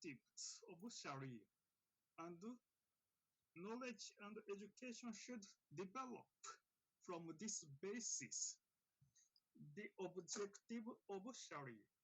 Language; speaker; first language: English; non-native, fluent; Japanese